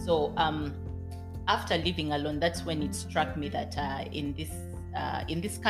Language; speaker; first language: English; non-native, local second language; Ganda